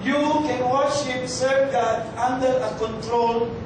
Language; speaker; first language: English; non-native, local second language; Filipino